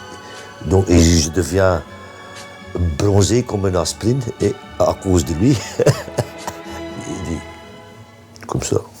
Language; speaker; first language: French; non-native, local second language; Dutch